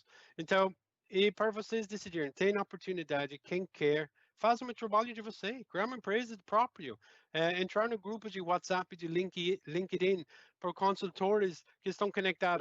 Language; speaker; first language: Portuguese; non-native, fluent; English